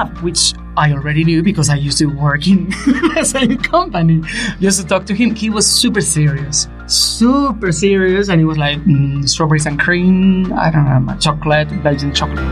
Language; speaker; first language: English; non-native, fluent; Spanish